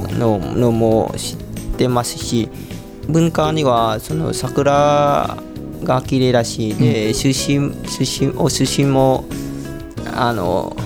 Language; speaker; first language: Japanese; non-native, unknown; Vietnamese